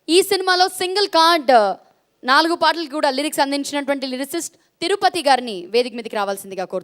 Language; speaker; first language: Telugu; native; Telugu